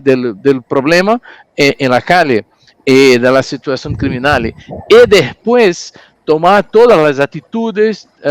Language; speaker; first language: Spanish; non-native, learner; Portuguese